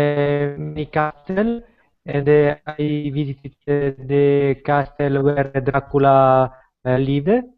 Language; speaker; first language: English; non-native, learner; Italian